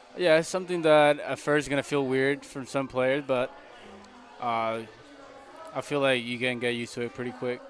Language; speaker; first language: English; non-native, fluent; Spanish